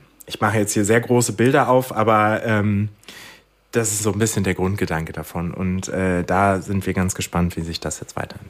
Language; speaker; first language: German; native; German